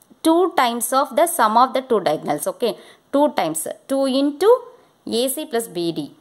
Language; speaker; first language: English; non-native, local second language; Tamil